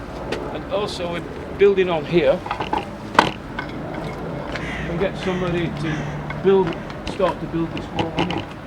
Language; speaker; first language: English; native; English